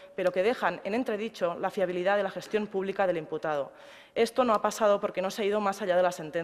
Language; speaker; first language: Spanish; non-native, local second language; Catalan